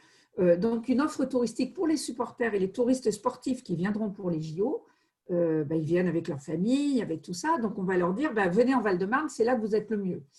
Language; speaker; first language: French; native; French